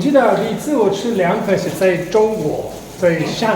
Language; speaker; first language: Chinese; non-native, fluent; Italian